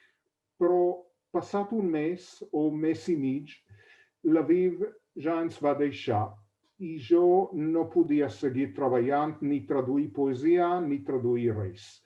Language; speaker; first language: Catalan; non-native, fluent; Hebrew